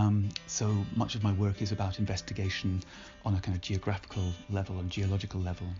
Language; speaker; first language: English; native; English